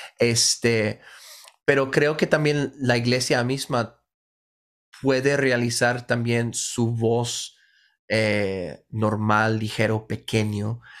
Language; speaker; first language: Spanish; early bilingual, heritage; Spanish